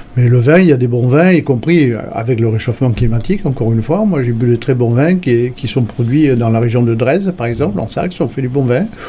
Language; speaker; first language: French; native; French